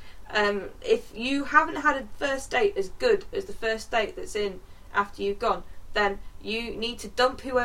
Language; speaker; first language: English; native; English